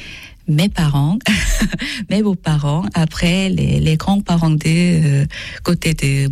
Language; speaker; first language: French; non-native, learner; Korean